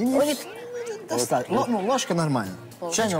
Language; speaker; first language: Russian; non-native, fluent; Italian